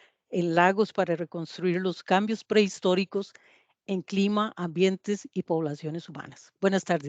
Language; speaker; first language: Spanish; native; Spanish